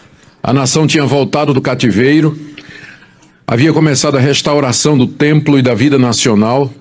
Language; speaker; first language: Portuguese; native; Portuguese